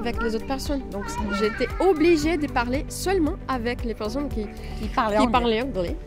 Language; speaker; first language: French; non-native, learner; Portuguese